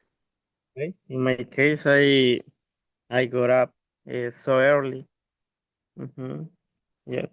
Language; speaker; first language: English; non-native, learner; Spanish